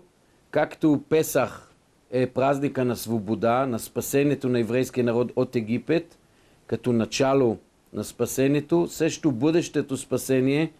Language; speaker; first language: Bulgarian; non-native, fluent; Hebrew